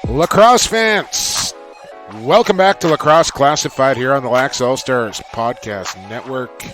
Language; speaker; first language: English; native; English